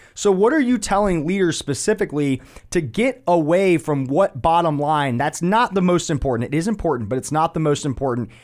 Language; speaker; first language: English; native; English